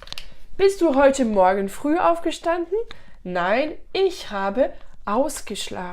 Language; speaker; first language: German; non-native, fluent; French